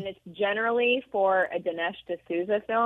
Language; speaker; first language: English; native; English